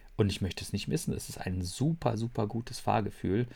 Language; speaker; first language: German; native; German